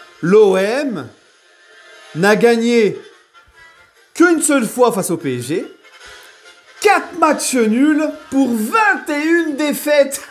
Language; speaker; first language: French; native; French